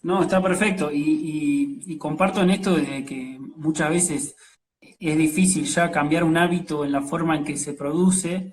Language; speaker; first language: Spanish; native; Spanish